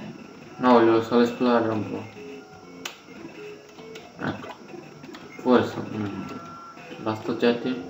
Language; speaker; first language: Italian; native; Italian